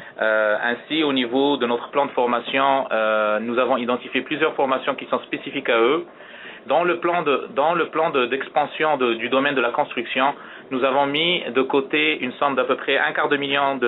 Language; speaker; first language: French; native; French